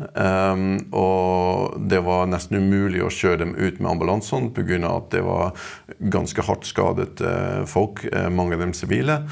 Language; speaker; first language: Norwegian; non-native, fluent; English